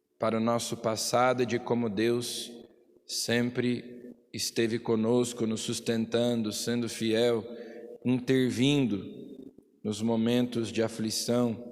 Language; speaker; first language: Portuguese; native; Portuguese